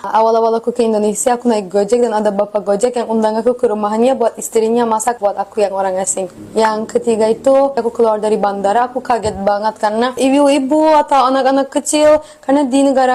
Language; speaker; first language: Indonesian; non-native, fluent; Turkish